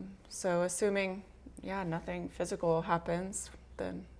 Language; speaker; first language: English; native; English